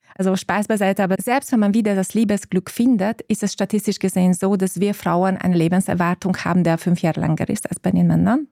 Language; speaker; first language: German; non-native, fluent; Hungarian